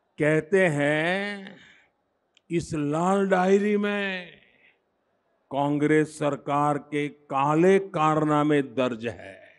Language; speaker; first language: Hindi; non-native, local second language; Gujarati